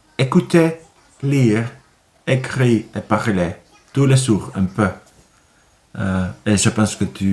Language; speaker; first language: French; non-native, learner; Finnish